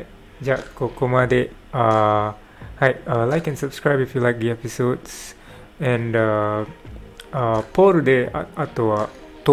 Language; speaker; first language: Japanese; non-native, learner; English